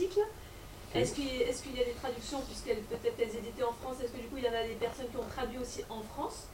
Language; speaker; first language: French; native; French